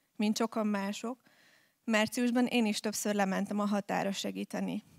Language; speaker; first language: Hungarian; native; Hungarian